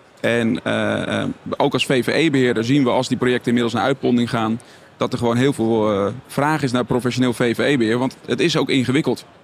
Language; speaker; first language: Dutch; native; Dutch